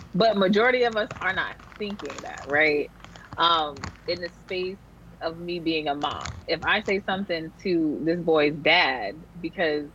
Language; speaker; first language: English; native; English